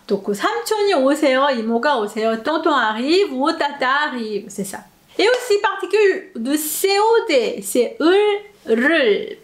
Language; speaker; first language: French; non-native, fluent; Korean